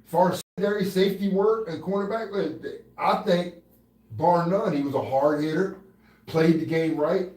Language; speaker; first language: English; native; English